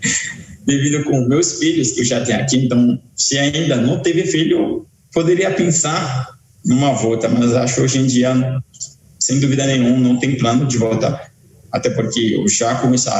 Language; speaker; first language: Portuguese; non-native, fluent; Haitian Creole